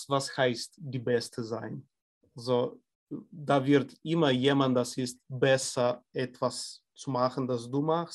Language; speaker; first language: German; non-native, fluent; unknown